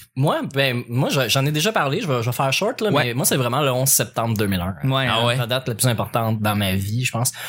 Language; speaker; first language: French; native; French